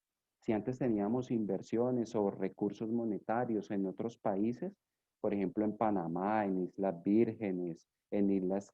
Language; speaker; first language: Spanish; native; Spanish